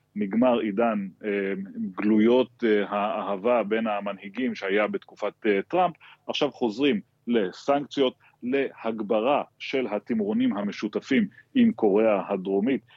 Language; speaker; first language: Hebrew; native; Hebrew